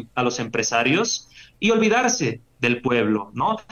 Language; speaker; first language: Spanish; native; Spanish